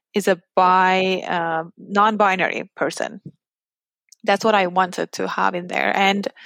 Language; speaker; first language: English; non-native, fluent; Persian